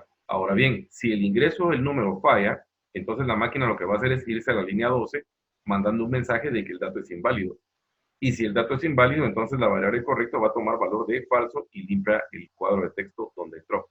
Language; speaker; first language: Spanish; native; Spanish